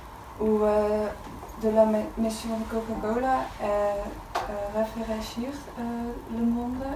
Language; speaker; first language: French; non-native, learner; Dutch